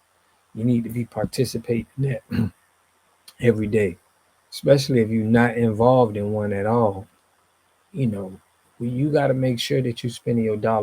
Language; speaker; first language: English; native; English